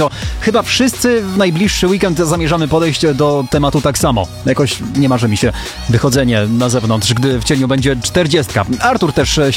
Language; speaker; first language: Polish; native; Polish